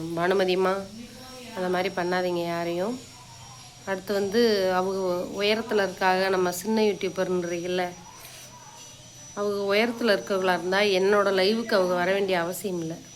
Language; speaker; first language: Tamil; native; Tamil